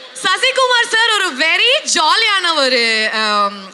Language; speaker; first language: Tamil; non-native, learner; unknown